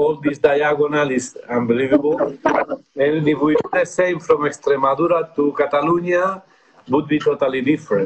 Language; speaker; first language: English; non-native, fluent; Spanish